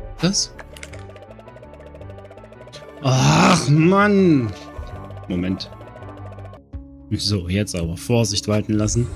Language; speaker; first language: German; native; German